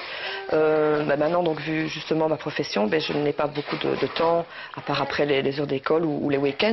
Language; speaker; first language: French; native; French